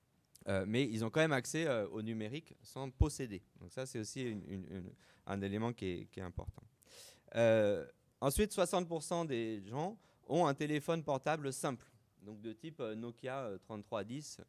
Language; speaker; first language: French; native; French